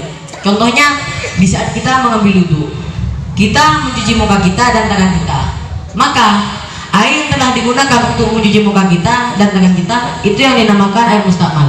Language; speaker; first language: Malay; non-native, local second language; Madurese